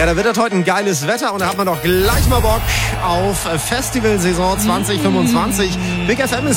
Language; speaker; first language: German; native; German